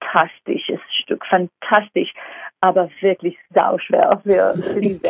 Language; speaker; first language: German; non-native, fluent; Hebrew